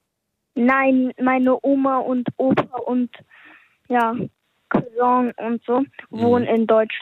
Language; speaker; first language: German; early bilingual, heritage; German